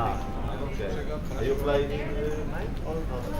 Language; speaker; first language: English; non-native, learner; Polish